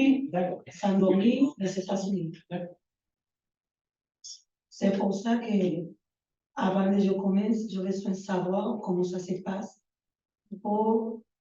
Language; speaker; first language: French; non-native, learner; Spanish